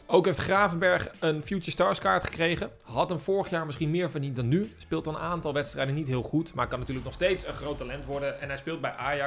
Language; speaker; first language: Dutch; native; Dutch